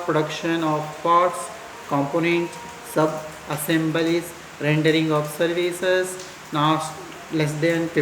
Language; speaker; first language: English; non-native, local second language; Kannada